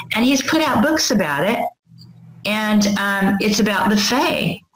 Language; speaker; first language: English; native; English